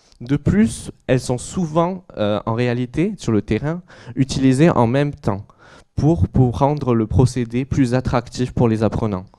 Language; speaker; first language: French; native; French